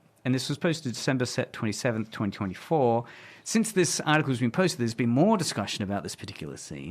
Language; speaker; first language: English; native; English